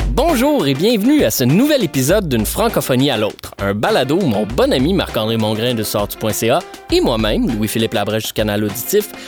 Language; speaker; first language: French; native; French